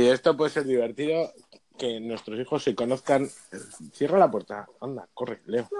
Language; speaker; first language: Spanish; native; Spanish